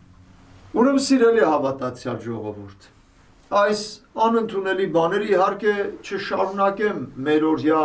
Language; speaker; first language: Armenian; native; Armenian